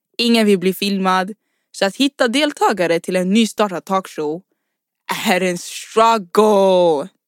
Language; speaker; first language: Swedish; early bilingual, other home language; Rundi